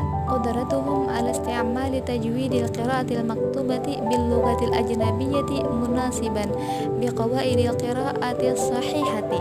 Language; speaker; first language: Arabic; non-native, learner; Indonesian